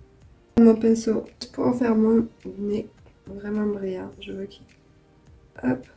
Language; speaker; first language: French; native; French